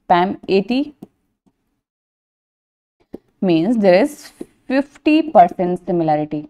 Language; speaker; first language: English; non-native, local second language; Hindi